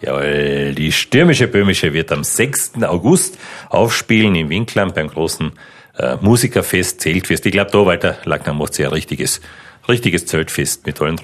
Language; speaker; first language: German; native; German